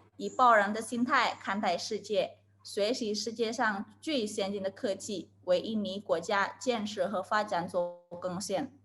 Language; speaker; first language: Chinese; non-native, fluent; Indonesian